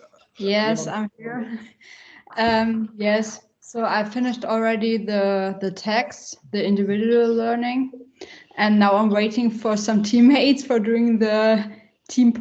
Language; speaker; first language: English; non-native, fluent; German